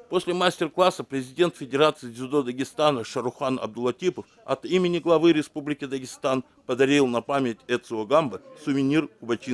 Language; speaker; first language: Russian; native; Russian